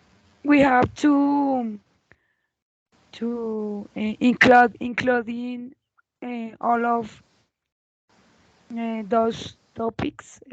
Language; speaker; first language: English; non-native, learner; Spanish